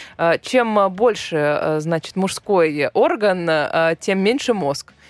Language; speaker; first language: Russian; native; Russian